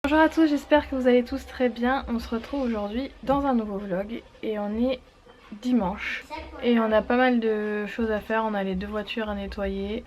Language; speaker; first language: French; native; French